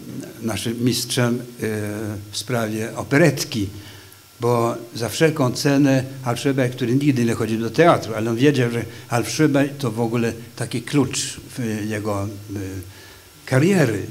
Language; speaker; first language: Polish; non-native, fluent; Swedish